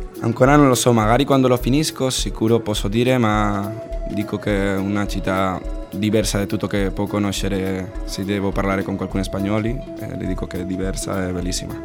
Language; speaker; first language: Italian; non-native, learner; Spanish